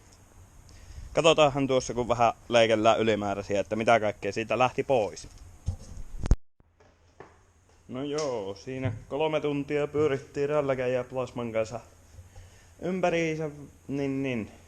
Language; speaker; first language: Finnish; native; Finnish